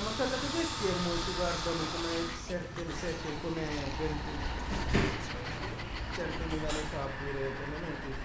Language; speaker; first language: Italian; non-native, learner; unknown